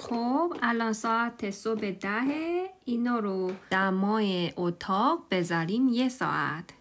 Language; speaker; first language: Persian; non-native, learner; Korean